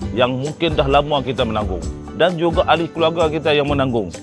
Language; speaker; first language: Malay; native; Malay